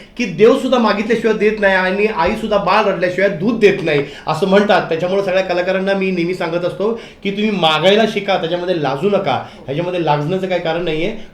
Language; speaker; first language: Marathi; native; Marathi